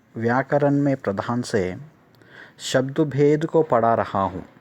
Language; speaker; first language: Hindi; non-native, local second language; Telugu